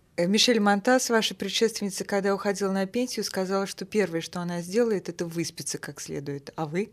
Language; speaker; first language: Russian; native; Russian